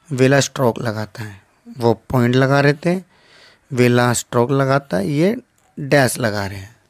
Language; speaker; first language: Hindi; native; Hindi